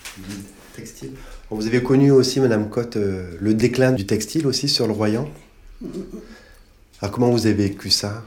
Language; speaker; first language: French; native; French